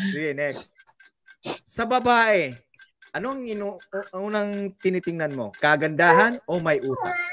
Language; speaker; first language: Filipino; non-native, local second language; Cebuano